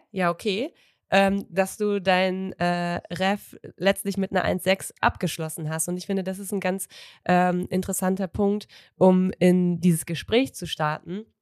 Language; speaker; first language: German; native; German